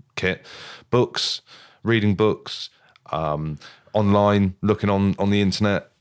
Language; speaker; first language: English; native; English